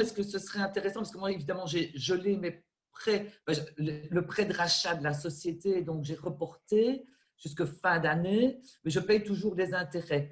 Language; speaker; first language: French; native; French